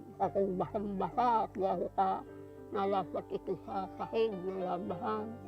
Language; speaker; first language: Filipino; native; Filipino